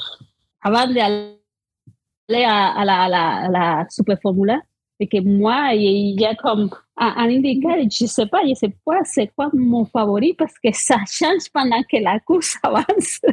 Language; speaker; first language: French; non-native, fluent; Spanish